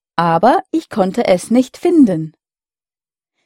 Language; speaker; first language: German; non-native, fluent; French